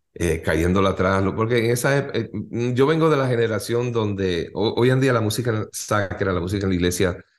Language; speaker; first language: Spanish; native; Spanish